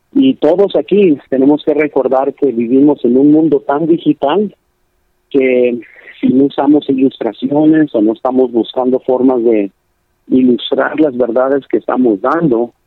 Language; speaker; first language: Spanish; early bilingual, heritage; Spanish